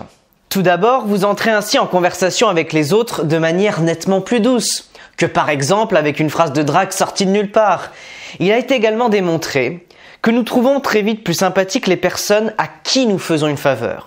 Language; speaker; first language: French; native; French